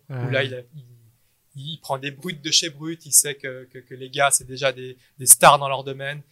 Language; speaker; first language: French; native; French